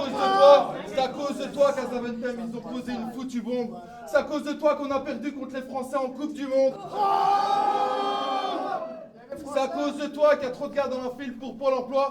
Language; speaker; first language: French; native; French